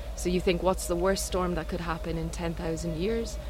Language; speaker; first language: English; native; English